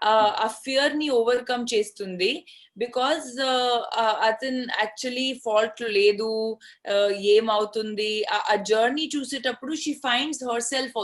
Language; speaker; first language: Telugu; non-native, learner; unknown